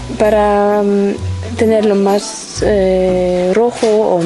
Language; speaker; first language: Spanish; non-native, fluent; Turkish